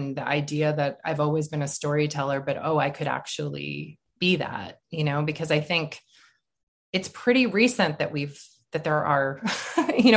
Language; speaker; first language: English; native; English